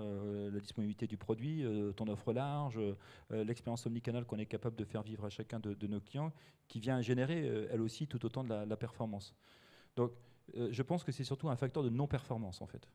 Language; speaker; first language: French; native; French